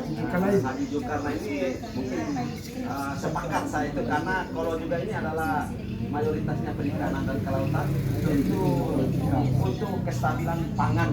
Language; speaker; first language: Indonesian; non-native, local second language; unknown